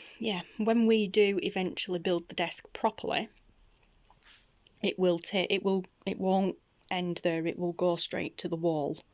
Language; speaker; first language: English; native; English